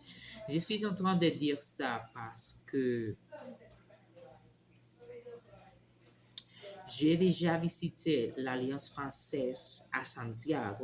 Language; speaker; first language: French; non-native, learner; Spanish